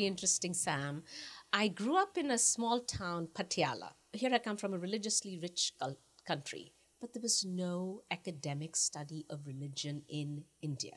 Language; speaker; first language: English; non-native, local second language; Punjabi